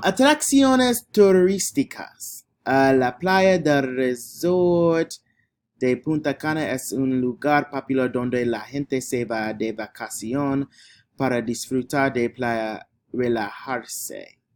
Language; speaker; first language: Spanish; non-native, learner; English